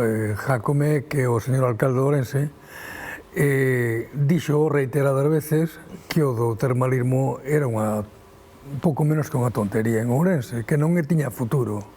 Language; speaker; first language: Galician; native; Galician